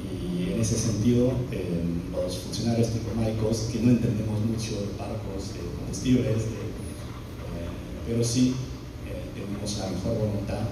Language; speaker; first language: Spanish; non-native, fluent; Chinese